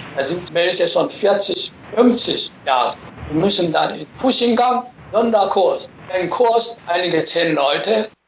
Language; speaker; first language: German; non-native, fluent; Chinese